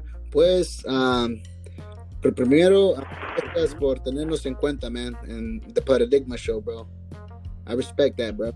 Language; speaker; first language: Spanish; native; Spanish